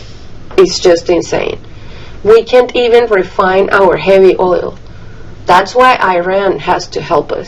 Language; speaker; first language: English; non-native, fluent; Spanish